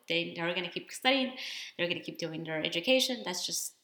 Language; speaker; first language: English; early bilingual, other home language; Spanish